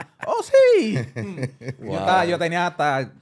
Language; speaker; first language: Spanish; early bilingual, heritage; Spanish